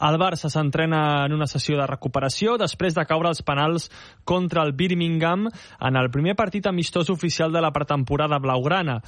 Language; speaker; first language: Catalan; native; Catalan